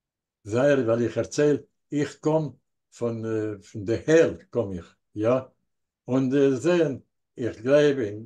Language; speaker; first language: German; non-native, learner; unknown